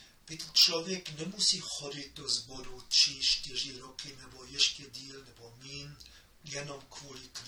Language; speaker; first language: Czech; non-native, fluent; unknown